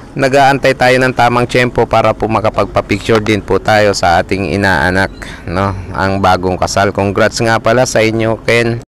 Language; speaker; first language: Filipino; non-native, local second language; Bikol